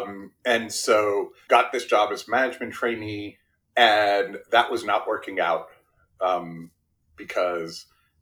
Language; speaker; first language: English; early bilingual, other home language; Spanish